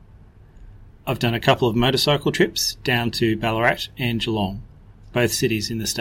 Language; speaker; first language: English; native; English